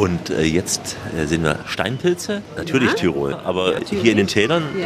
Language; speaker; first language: German; native; German